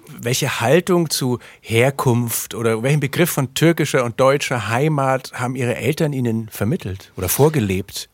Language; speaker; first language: German; native; German